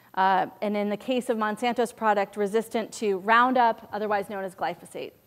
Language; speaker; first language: English; native; English